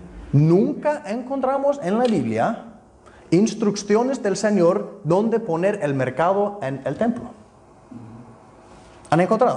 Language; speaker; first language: Spanish; non-native, fluent; Icelandic